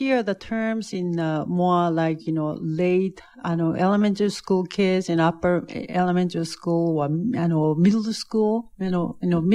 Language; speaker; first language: English; non-native, fluent; Japanese